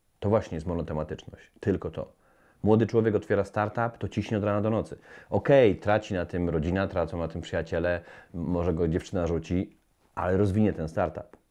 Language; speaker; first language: Polish; native; Polish